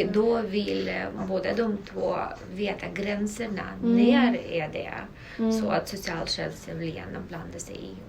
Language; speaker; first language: Swedish; non-native, local second language; Russian